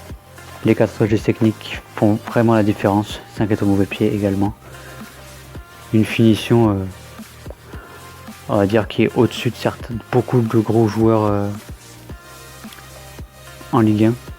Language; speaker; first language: French; native; French